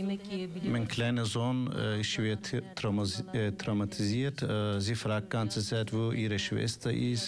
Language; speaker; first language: German; non-native, fluent; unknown